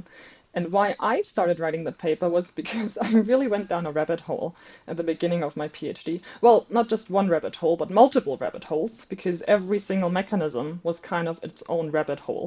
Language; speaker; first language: English; non-native, fluent; German